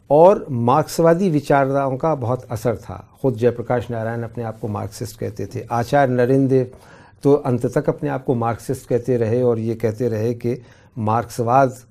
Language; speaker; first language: Hindi; native; Hindi